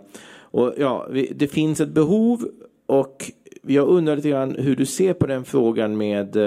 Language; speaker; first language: Swedish; native; Swedish